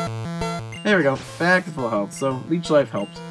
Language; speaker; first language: English; native; English